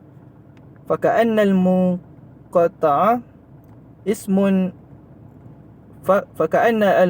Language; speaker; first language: Arabic; non-native, learner; Malay